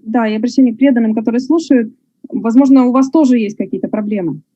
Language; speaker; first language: Russian; native; Russian